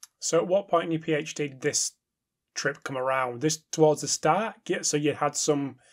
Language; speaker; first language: English; native; English